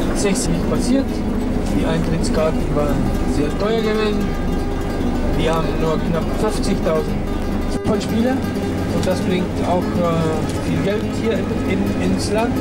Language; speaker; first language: German; non-native, fluent; Spanish